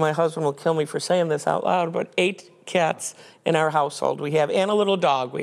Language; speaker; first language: English; native; English